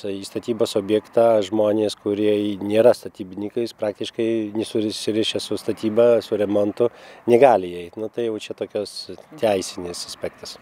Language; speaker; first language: Lithuanian; native; Lithuanian